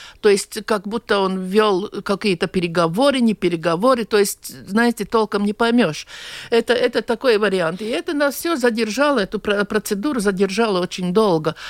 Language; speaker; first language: Russian; non-native, local second language; Latvian